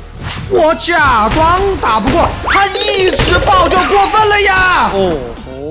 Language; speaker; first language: Chinese; native; Chinese